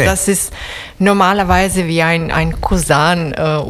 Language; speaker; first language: German; non-native, fluent; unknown